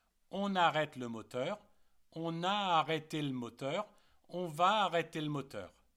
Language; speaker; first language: French; native; French